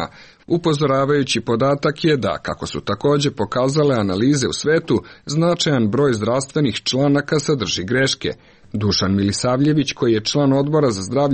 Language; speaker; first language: Serbian; native; Serbian